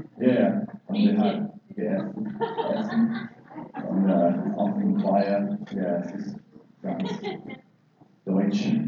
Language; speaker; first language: German; non-native, learner; English